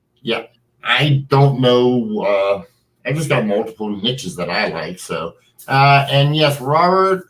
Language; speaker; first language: English; native; English